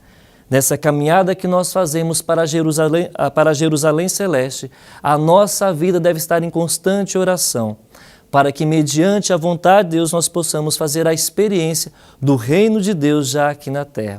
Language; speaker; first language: Portuguese; native; Portuguese